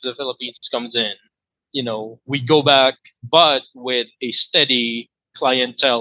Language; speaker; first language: English; non-native, local second language; Filipino